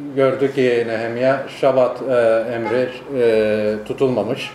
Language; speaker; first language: Turkish; native; Turkish